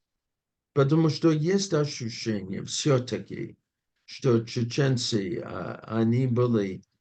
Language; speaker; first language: Russian; non-native, fluent; English